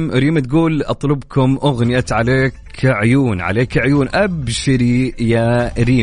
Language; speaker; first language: Arabic; native; Arabic